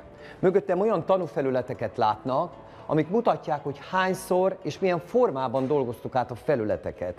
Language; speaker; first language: Hungarian; native; Hungarian